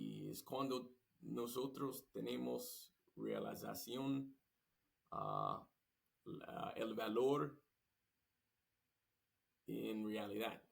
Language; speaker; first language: Spanish; non-native, learner; English